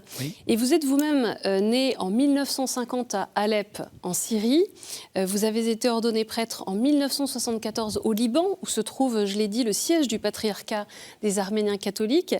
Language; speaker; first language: French; native; French